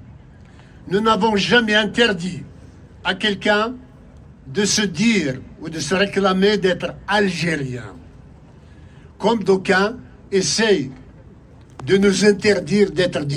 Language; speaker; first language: French; non-native, local second language; Kabyle